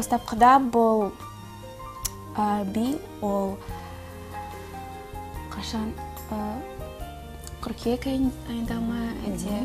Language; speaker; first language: Kazakh; non-native, local second language; Russian